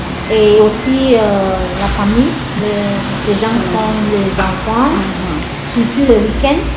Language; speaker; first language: French; non-native, local second language; English